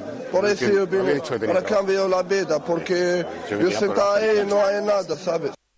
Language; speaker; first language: Spanish; non-native, learner; Arabic